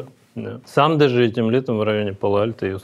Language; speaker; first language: Russian; native; Russian